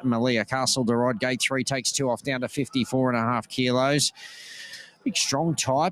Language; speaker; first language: English; native; English